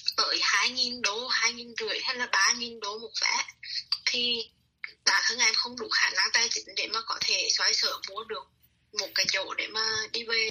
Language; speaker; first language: Vietnamese; native; Vietnamese